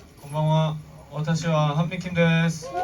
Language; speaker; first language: Japanese; non-native, learner; Korean